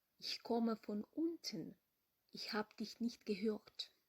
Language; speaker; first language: German; non-native, fluent; Ukrainian